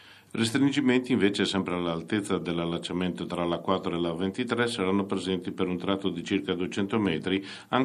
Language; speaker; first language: Italian; native; Italian